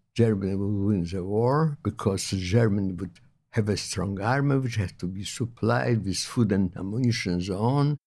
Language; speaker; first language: English; non-native, fluent; Lithuanian